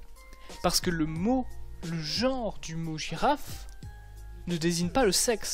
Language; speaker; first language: French; native; French